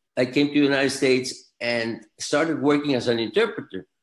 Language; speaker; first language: English; non-native, fluent; Spanish